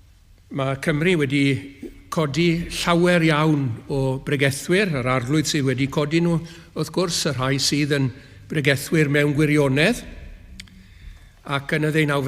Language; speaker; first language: Welsh; native; Welsh